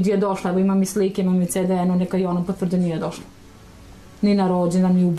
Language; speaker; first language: Serbian; native; Serbian